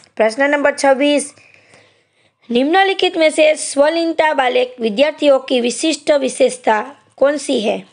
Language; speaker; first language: Hindi; non-native, local second language; Gujarati